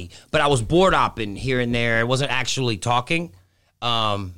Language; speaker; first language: English; early bilingual, other home language; Greek